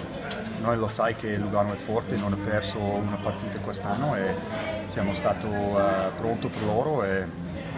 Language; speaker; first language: Italian; non-native, learner; English